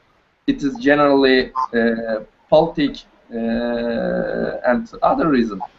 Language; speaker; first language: English; non-native, learner; Turkish